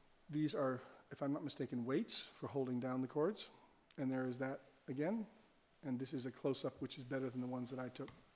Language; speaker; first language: English; native; English